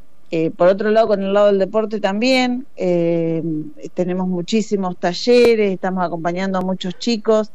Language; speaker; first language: Spanish; native; Spanish